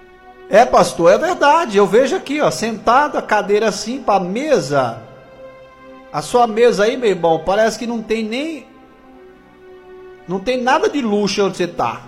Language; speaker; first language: Portuguese; native; Portuguese